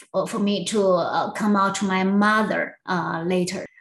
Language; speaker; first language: English; non-native, learner; Chinese